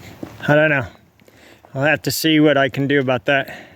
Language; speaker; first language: English; native; English